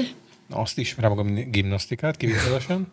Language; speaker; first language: Hungarian; native; Hungarian